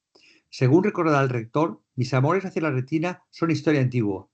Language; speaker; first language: Spanish; native; Spanish